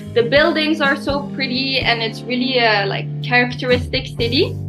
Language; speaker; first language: English; early bilingual, heritage; Turkish